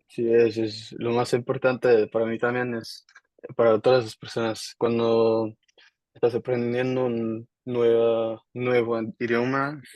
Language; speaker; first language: Spanish; non-native, learner; Dutch